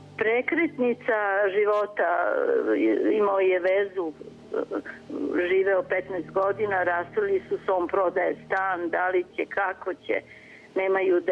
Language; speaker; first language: Serbian; native; Serbian